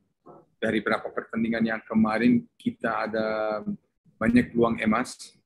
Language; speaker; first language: Indonesian; non-native, fluent; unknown